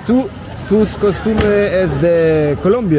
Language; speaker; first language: Spanish; non-native, learner; German